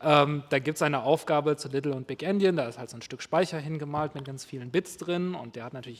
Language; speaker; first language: German; native; German